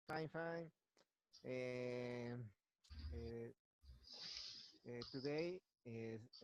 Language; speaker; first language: English; non-native, learner; Spanish